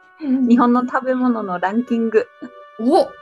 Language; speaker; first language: Japanese; non-native, fluent; English